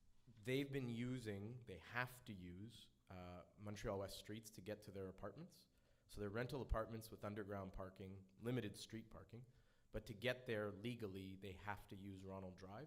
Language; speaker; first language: English; native; English